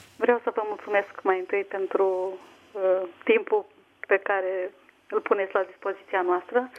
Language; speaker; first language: Romanian; non-native, fluent; Turkish